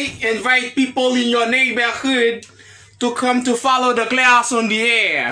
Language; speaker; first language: English; non-native, fluent; Haitian Creole